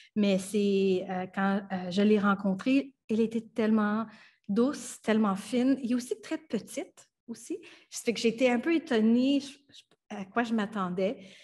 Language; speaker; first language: French; non-native, local second language; English